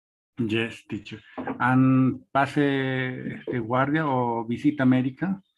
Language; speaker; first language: English; non-native, learner; Spanish